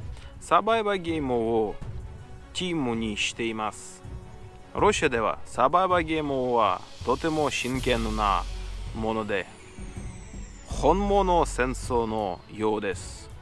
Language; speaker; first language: Japanese; non-native, learner; Russian